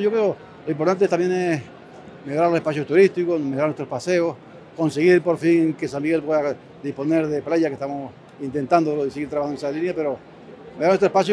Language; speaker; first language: Spanish; native; Spanish